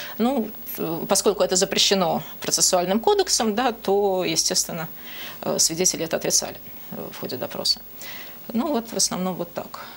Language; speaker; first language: Russian; native; Russian